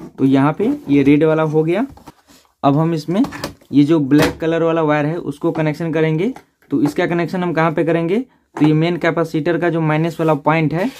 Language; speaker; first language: Hindi; native; Hindi